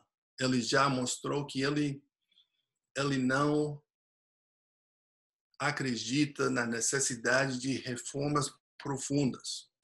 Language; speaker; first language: Portuguese; non-native, fluent; English